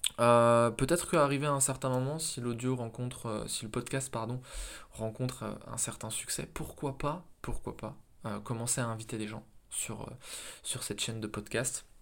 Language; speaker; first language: French; native; French